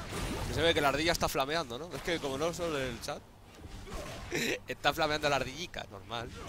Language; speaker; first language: Spanish; native; Spanish